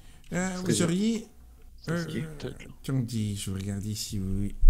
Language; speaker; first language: French; native; French